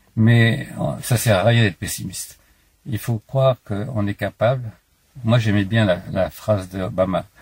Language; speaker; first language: French; native; French